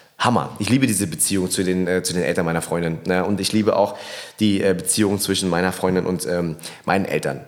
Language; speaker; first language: German; early bilingual, other home language; Vietnamese